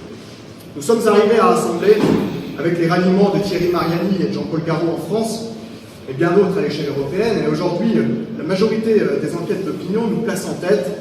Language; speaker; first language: French; native; French